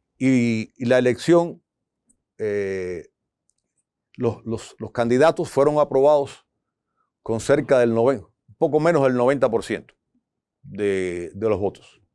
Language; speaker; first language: Spanish; native; Spanish